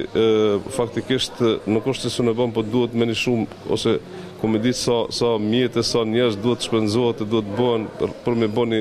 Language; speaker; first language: Albanian; native; Albanian